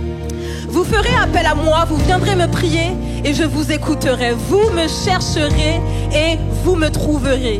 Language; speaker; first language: French; native; French